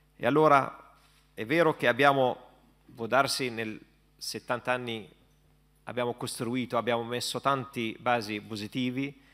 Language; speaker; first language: Italian; non-native, fluent; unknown